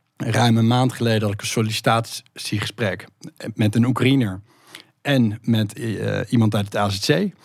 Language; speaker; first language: Dutch; native; Dutch